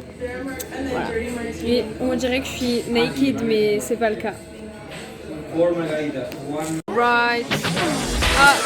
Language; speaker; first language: French; native; French